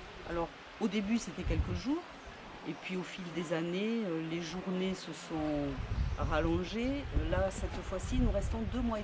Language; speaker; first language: French; native; French